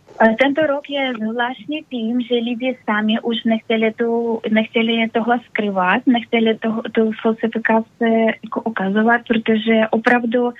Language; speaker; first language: Czech; non-native, learner; Russian